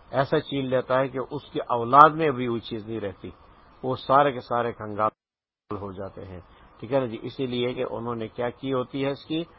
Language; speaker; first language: Urdu; native; Urdu